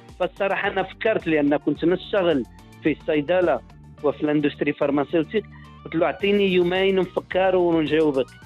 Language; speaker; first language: Arabic; early bilingual, heritage; Arabic